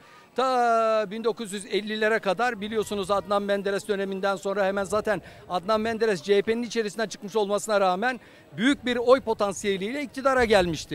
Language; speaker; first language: Turkish; native; Turkish